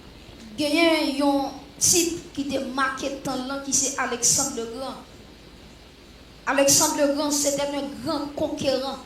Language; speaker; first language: French; non-native, local second language; Haitian Creole